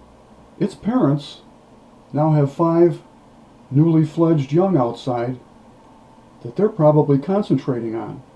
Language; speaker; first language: English; native; English